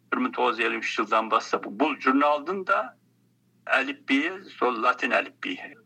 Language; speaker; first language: Kazakh; early bilingual, heritage; Kazakh